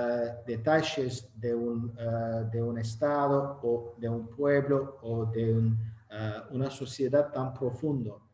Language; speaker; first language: Spanish; non-native, learner; Azerbaijani